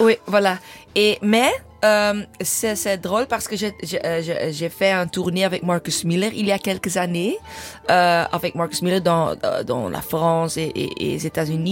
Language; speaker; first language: French; non-native, learner; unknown